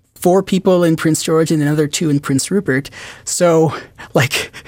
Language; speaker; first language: English; non-native, local second language; Filipino